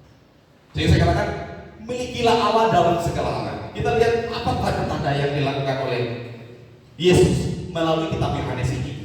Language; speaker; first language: Indonesian; native; Indonesian